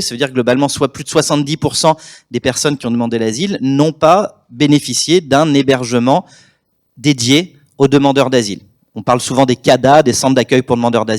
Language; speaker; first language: French; native; French